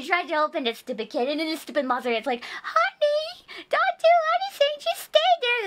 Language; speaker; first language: English; non-native, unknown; Japanese